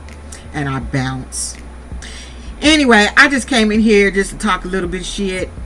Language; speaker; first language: English; native; English